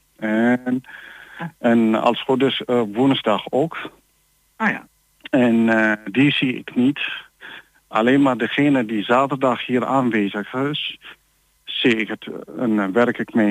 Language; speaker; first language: Dutch; non-native, learner; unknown